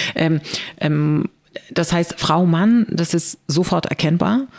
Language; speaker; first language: German; non-native, fluent; Arabic